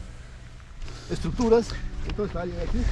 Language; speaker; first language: Spanish; native; Spanish